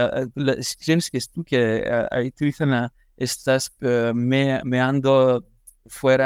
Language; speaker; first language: Spanish; non-native, learner; French